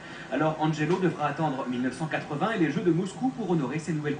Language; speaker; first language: French; native; French